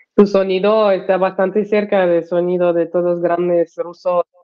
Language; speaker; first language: Spanish; non-native, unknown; Russian